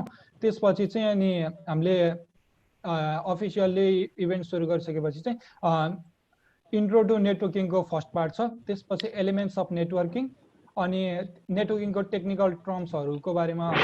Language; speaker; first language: Nepali; native; Nepali